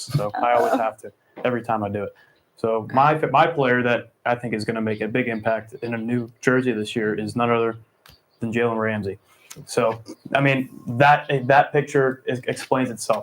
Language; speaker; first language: English; native; English